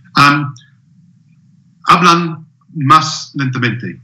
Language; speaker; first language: Spanish; non-native, learner; English